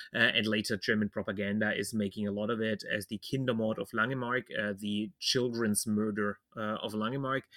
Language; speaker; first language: English; non-native, fluent; German